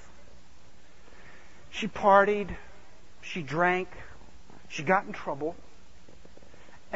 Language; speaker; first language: English; native; English